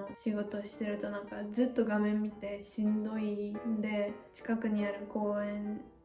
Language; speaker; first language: Japanese; native; Japanese